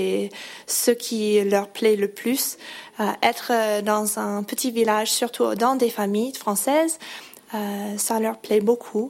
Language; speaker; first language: French; non-native, fluent; English